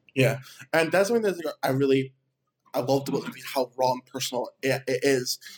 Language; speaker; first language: English; native; English